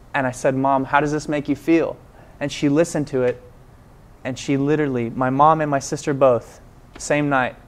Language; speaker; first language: English; native; English